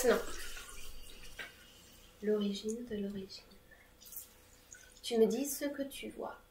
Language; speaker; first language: French; native; French